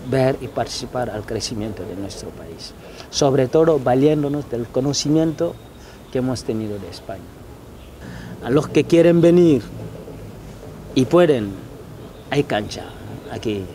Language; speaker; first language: Spanish; non-native, fluent; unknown